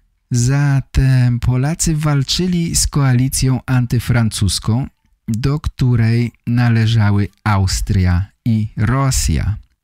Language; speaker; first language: Polish; native; Polish